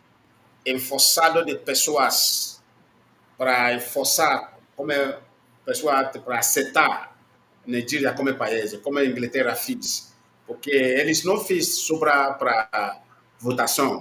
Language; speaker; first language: Portuguese; non-native, learner; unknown